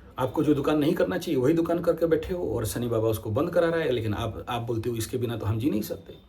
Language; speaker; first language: Hindi; non-native, local second language; Odia